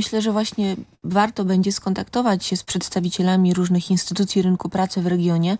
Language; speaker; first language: Polish; native; Polish